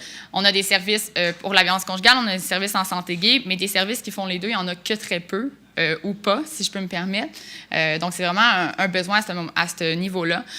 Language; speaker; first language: French; native; French